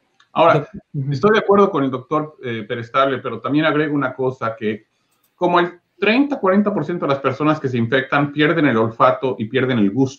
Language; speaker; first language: Spanish; native; Spanish